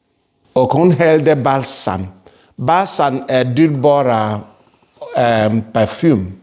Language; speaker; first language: Swedish; non-native, fluent; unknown